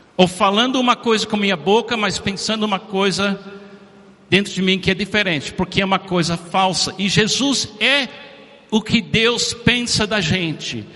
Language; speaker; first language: Portuguese; non-native, fluent; English